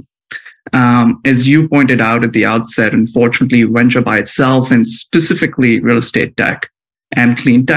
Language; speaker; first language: English; non-native, local second language; Hindi